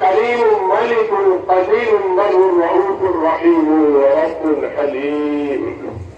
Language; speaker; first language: Arabic; non-native, fluent; Urdu